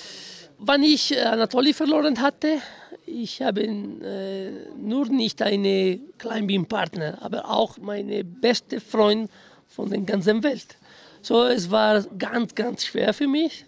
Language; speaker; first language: German; non-native, fluent; Italian